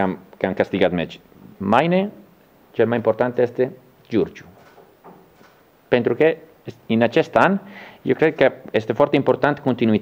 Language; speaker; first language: Romanian; non-native, learner; Italian